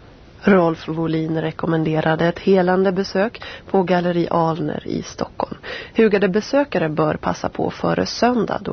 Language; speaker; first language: Swedish; native; Swedish